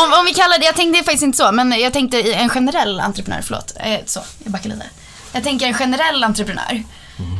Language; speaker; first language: Swedish; native; Swedish